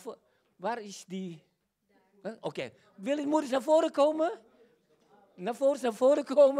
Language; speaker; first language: Dutch; non-native, fluent; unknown